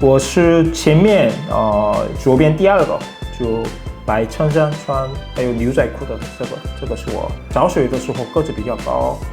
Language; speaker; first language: Chinese; non-native, fluent; Korean